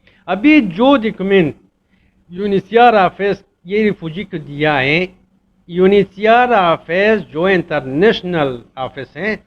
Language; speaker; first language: Hindi; non-native, fluent; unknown